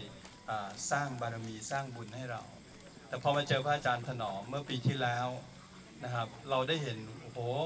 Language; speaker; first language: Thai; native; Thai